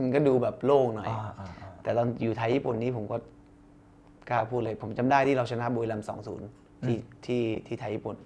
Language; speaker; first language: Thai; early bilingual, other home language; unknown